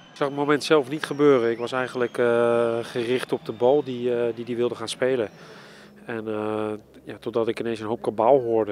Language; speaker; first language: Dutch; native; Dutch